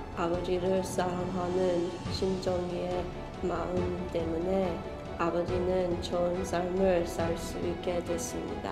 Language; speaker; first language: Korean; non-native, learner; English